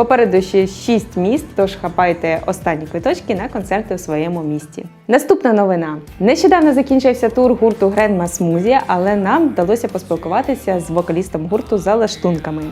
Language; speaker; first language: Ukrainian; native; Ukrainian